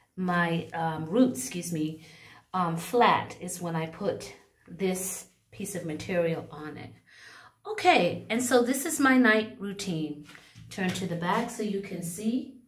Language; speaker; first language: English; native; English